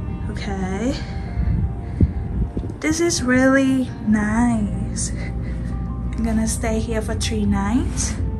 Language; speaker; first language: English; non-native, fluent; Thai